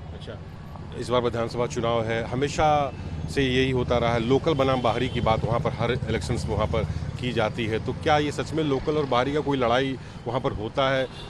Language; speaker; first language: Hindi; native; Hindi